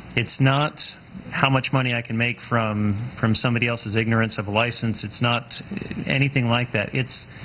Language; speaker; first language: English; native; English